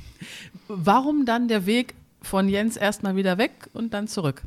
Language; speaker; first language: German; native; German